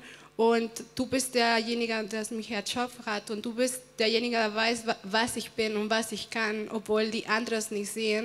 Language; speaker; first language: German; non-native, fluent; Spanish